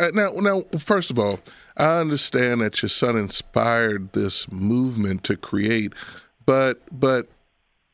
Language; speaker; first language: English; native; English